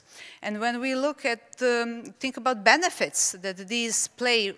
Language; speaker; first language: English; non-native, fluent; Czech